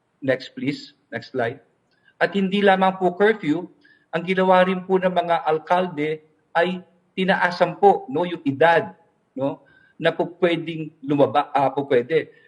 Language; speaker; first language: Filipino; native; Filipino